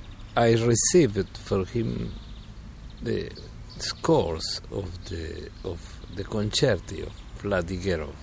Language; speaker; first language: English; non-native, fluent; Spanish